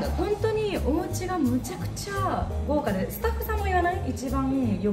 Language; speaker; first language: Japanese; native; Japanese